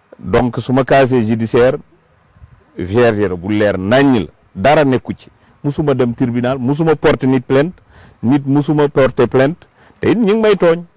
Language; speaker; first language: Wolof; non-native, local second language; Fula